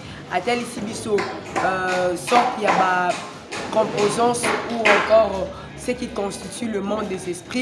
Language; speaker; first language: French; non-native, local second language; Lingala